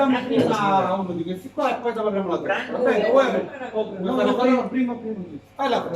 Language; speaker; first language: Italian; native; Italian